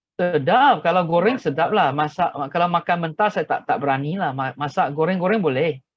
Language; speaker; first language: Malay; non-native, local second language; Chinese